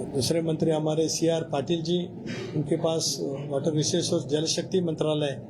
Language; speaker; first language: Hindi; non-native, local second language; Marathi